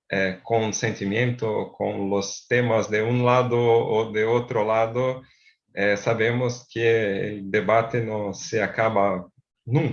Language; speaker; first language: Spanish; non-native, fluent; Portuguese